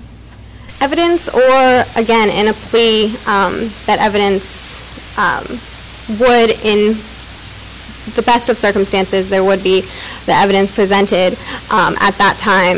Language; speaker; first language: English; native; English